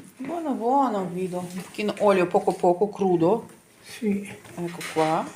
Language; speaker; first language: Italian; non-native, learner; Ukrainian